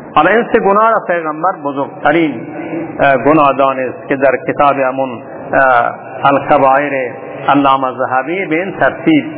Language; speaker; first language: Persian; non-native, local second language; Baluchi